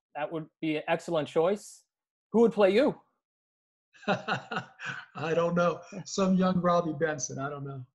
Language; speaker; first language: English; native; English